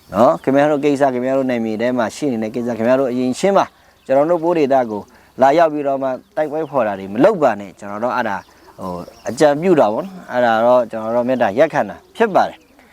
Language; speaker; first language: Burmese; non-native, local second language; Pa'o Karen